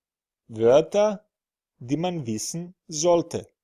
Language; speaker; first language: German; non-native, fluent; Serbian